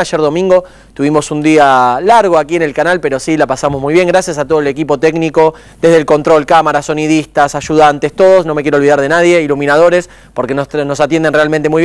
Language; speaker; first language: Spanish; native; Spanish